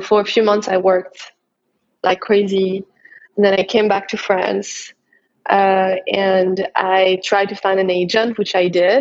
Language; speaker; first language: English; non-native, fluent; French